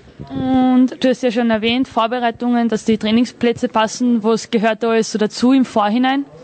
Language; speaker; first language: German; native; German